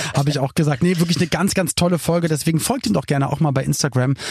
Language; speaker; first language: German; non-native, fluent; English